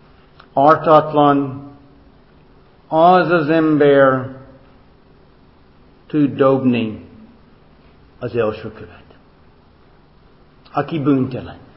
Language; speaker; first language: Hungarian; non-native, fluent; English